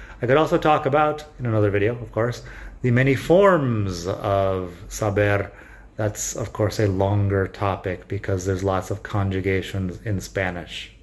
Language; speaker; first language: English; native; English